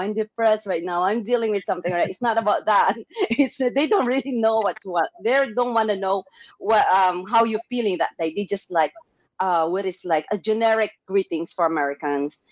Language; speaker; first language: English; non-native, local second language; Hiligaynon